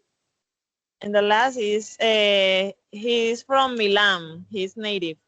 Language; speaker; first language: English; non-native, learner; Spanish